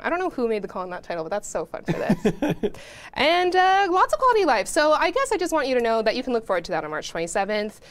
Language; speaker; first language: English; native; English